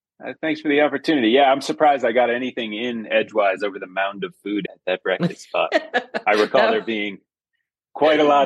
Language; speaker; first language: English; native; English